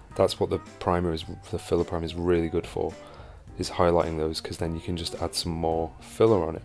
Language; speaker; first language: English; native; English